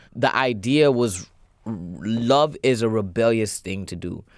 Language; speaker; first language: English; native; English